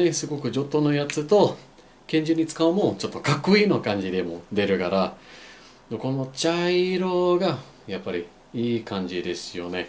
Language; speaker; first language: Japanese; non-native, fluent; English